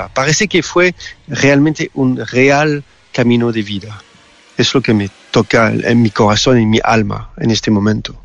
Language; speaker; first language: Spanish; non-native, learner; French